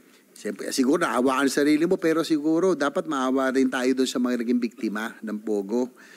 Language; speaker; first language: Filipino; native; Filipino